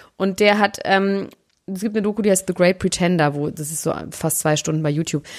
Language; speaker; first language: German; native; German